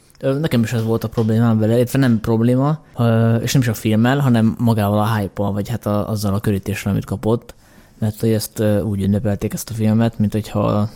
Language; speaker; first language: Hungarian; native; Hungarian